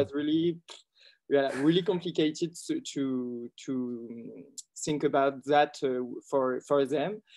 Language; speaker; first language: English; non-native, learner; French